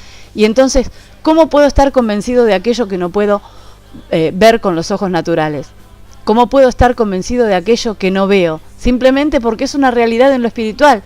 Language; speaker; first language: Spanish; native; Spanish